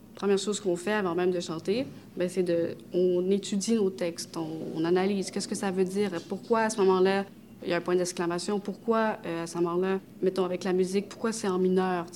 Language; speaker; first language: French; early bilingual, other home language; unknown